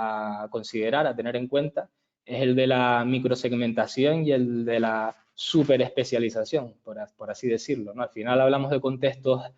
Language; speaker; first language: Spanish; native; Spanish